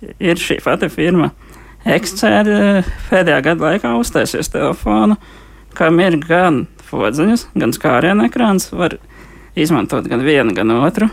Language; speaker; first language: Latvian; native; Latvian